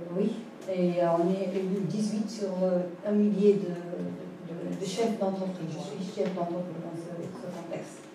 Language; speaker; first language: French; non-native, local second language; Arabic